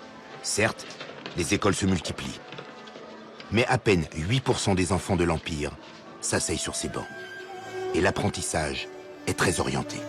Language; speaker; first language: French; native; French